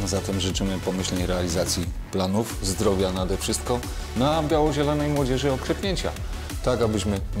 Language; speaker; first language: Polish; native; Polish